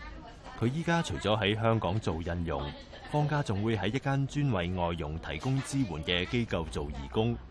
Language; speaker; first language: Cantonese; native; Cantonese